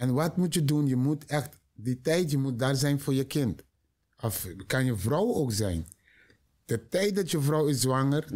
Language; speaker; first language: Dutch; non-native, learner; Papiamento